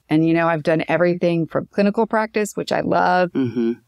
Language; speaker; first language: English; native; English